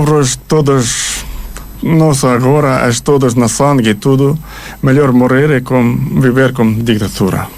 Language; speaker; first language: Portuguese; non-native, learner; Ukrainian